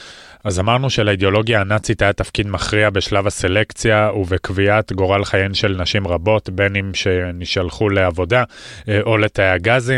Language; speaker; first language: Hebrew; native; Hebrew